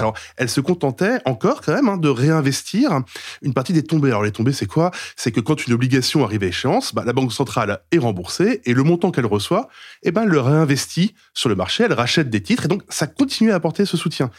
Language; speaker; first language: French; native; French